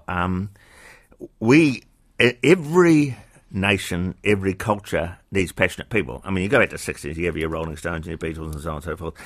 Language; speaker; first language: English; native; English